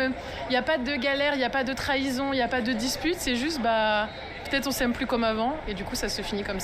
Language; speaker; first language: French; native; French